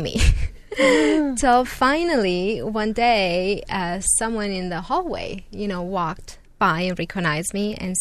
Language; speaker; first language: English; non-native, fluent; Italian